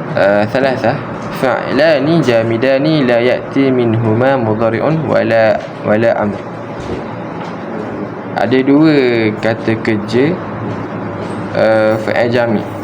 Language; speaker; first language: Arabic; non-native, learner; Malay